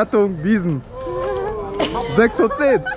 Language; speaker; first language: German; native; German